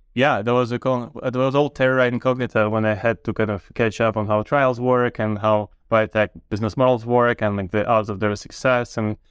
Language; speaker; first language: English; non-native, fluent; Ukrainian